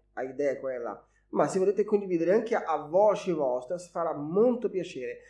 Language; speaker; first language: Italian; non-native, fluent; Portuguese